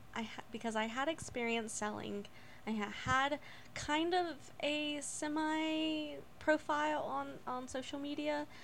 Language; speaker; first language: English; native; English